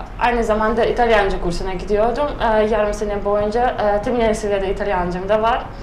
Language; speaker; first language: Turkish; non-native, fluent; Russian